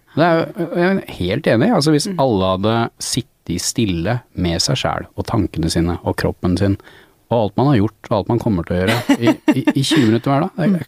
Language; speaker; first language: Norwegian; native; Norwegian